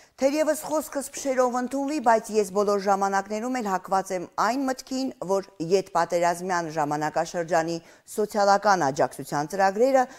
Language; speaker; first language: Armenian; native; Armenian